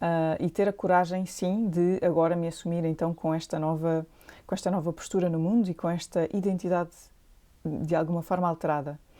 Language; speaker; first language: Portuguese; native; Portuguese